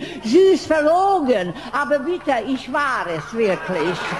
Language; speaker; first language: German; non-native, fluent; Hungarian